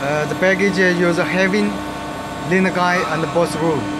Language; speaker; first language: English; non-native, learner; Chinese